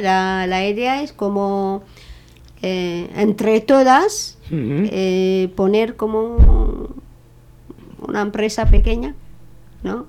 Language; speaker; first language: Spanish; non-native, learner; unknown